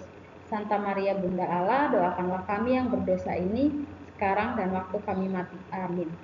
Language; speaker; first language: Indonesian; native; Indonesian